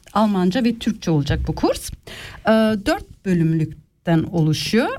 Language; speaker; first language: Turkish; early bilingual, heritage; Turkish